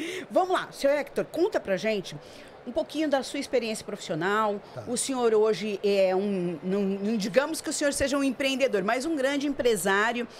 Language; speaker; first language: Portuguese; native; Portuguese